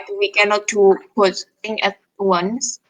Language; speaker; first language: English; non-native, fluent; Indonesian